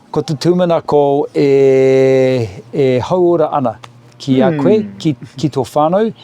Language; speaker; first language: Māori; non-native, local second language; English